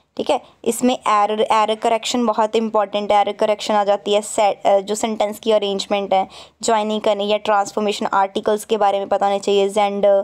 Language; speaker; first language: Hindi; non-native, local second language; Punjabi